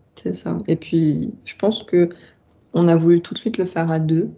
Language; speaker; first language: French; native; French